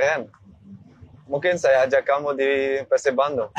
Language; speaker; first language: Indonesian; non-native, learner; Dutch